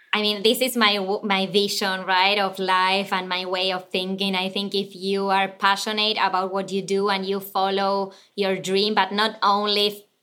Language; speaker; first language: English; non-native, fluent; Spanish